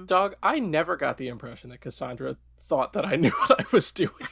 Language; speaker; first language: English; native; English